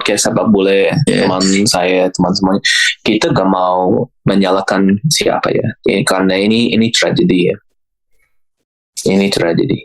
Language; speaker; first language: Indonesian; non-native, learner; English